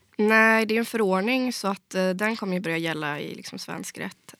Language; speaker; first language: Swedish; native; Swedish